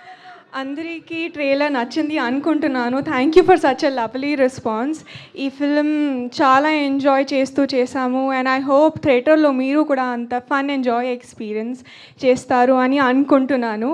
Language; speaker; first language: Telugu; non-native, learner; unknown